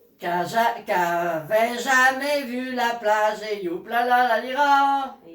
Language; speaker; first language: French; non-native, local second language; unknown